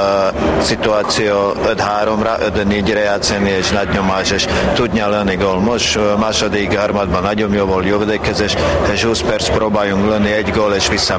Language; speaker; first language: Hungarian; non-native, learner; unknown